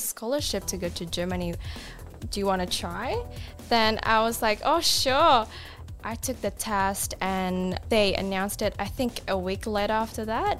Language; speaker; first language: English; non-native, fluent; Indonesian